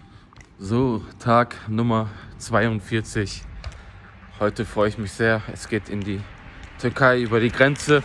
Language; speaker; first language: German; early bilingual, other home language; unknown